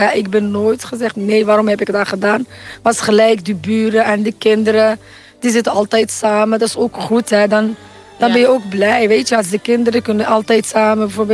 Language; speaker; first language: Dutch; non-native, learner; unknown